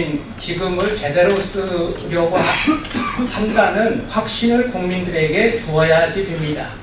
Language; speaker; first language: Korean; native; Korean